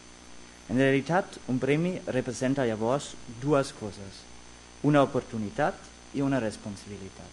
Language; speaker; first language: Catalan; non-native, fluent; German